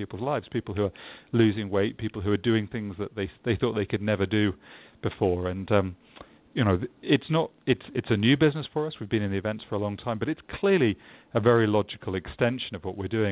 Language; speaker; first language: English; native; English